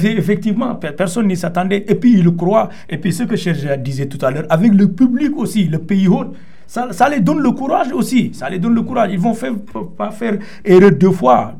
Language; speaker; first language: French; non-native, local second language; Wolof